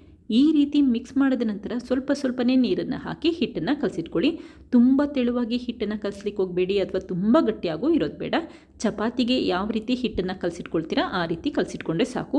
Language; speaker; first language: Kannada; native; Kannada